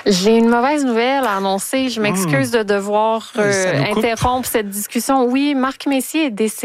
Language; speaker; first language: French; native; French